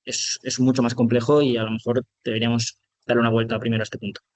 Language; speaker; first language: Spanish; native; Spanish